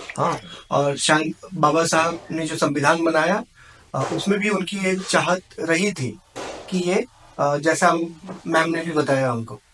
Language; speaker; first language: Hindi; native; Hindi